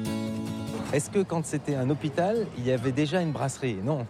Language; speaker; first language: French; native; French